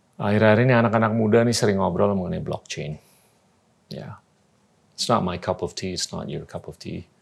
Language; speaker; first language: Indonesian; native; Indonesian